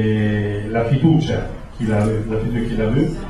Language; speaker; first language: French; non-native, fluent; Italian